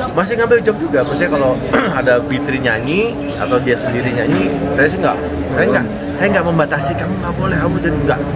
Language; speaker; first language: Indonesian; native; Indonesian